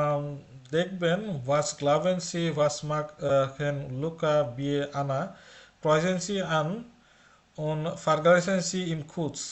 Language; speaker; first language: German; non-native, learner; Bangla